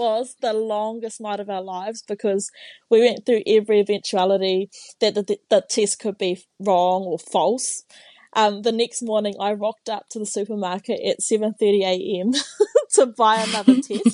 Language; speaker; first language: English; non-native, local second language; Māori